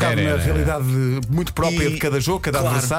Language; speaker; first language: Portuguese; native; Portuguese